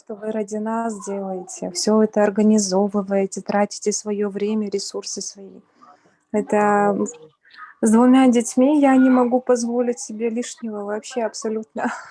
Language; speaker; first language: Russian; native; Russian